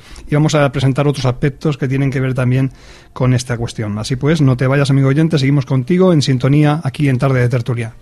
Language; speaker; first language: Spanish; native; Spanish